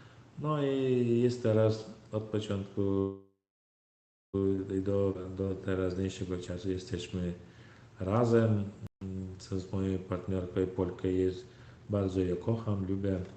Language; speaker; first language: Polish; non-native, learner; Turkmen